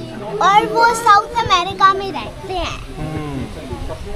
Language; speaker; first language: Hindi; early bilingual, heritage; Urdu